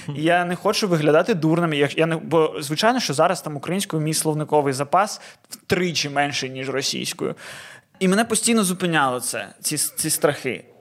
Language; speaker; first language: Ukrainian; non-native, local second language; Russian